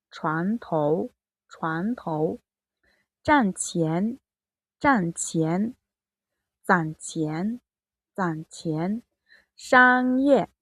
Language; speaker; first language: Chinese; non-native, fluent; Mongolian